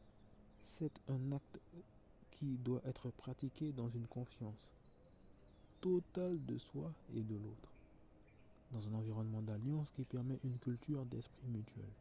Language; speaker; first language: French; native; French